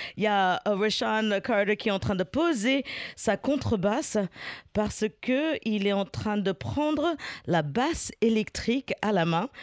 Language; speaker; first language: French; early bilingual, other home language; English